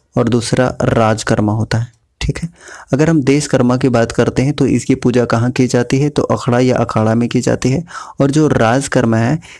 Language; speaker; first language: Hindi; native; Hindi